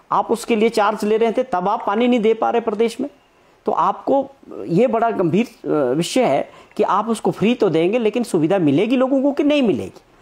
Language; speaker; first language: Hindi; native; Hindi